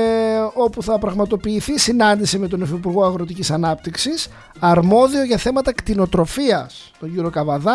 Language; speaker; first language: Greek; native; Greek